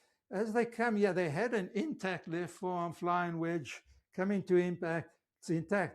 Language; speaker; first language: English; native; English